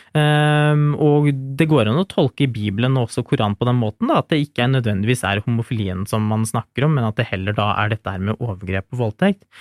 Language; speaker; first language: Norwegian; early bilingual, other home language; Urdu